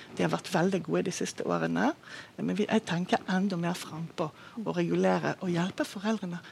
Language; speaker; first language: Norwegian; non-native, fluent; Hebrew